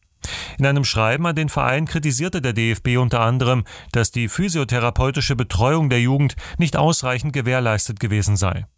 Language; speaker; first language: German; native; German